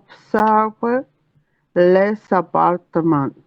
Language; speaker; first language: French; non-native, learner; Spanish